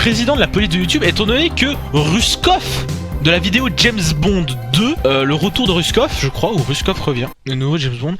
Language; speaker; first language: French; native; French